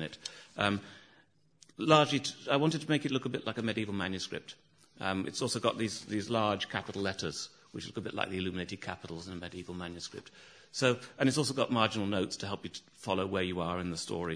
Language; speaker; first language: English; native; English